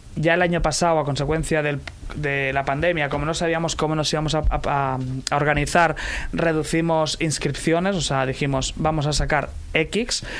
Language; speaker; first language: Spanish; native; Spanish